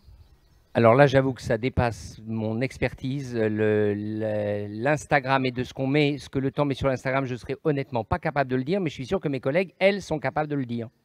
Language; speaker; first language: French; native; French